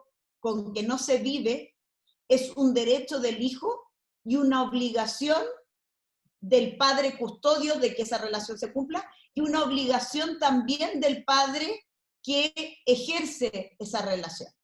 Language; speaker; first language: Spanish; native; Spanish